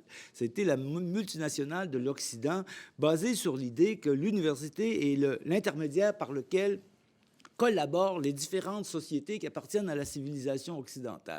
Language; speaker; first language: French; native; French